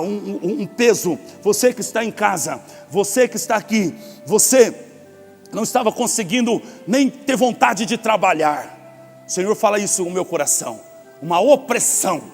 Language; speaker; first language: Portuguese; native; Portuguese